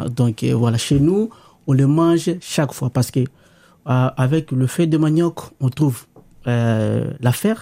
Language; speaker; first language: French; non-native, local second language; Lingala